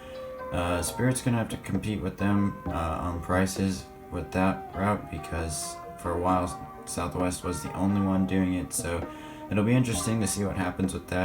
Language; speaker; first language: English; native; English